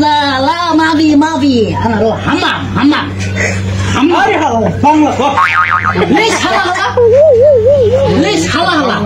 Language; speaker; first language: Arabic; non-native, learner; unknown